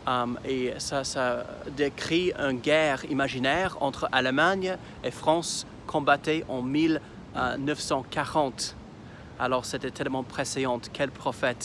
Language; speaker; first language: French; non-native, fluent; English